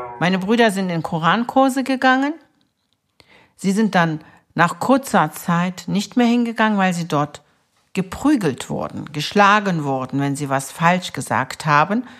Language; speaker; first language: German; early bilingual, other home language; Turkish